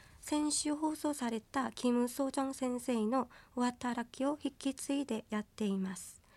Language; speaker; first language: Japanese; non-native, fluent; Korean